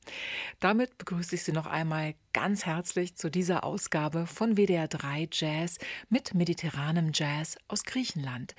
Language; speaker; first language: German; native; German